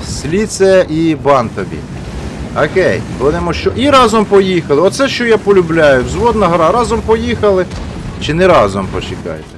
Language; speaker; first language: Ukrainian; native; Ukrainian